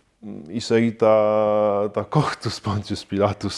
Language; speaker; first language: Estonian; non-native, fluent; Polish